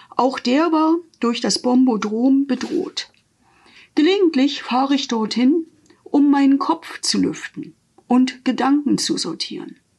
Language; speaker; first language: German; native; German